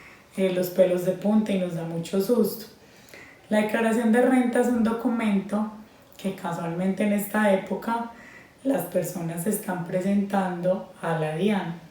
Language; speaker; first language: Spanish; native; Spanish